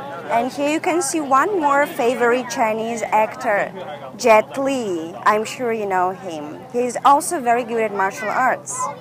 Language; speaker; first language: English; non-native, fluent; Russian